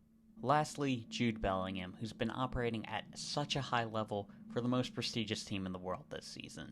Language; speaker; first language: English; native; English